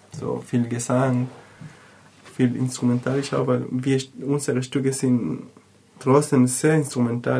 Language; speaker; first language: German; non-native, learner; Spanish